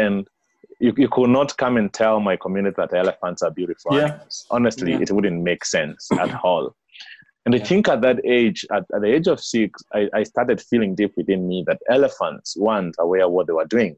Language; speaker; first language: English; non-native, local second language; Kikuyu